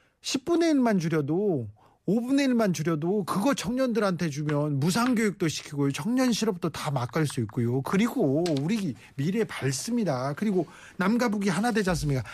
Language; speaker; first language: Korean; native; Korean